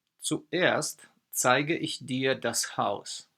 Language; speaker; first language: German; non-native, fluent; Polish